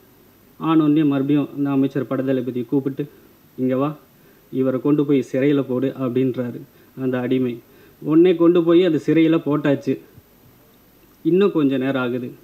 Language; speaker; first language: Tamil; native; Tamil